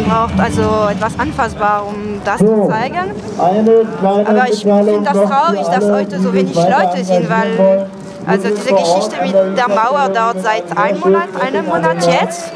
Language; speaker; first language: German; non-native, fluent; French